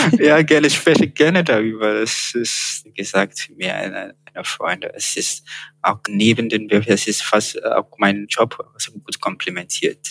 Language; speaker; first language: German; non-native, fluent; Yoruba